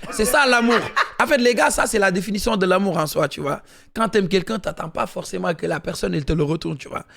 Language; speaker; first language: French; non-native, local second language; Wolof